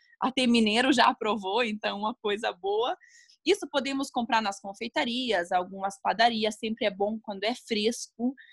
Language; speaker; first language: Portuguese; non-native, fluent; Hungarian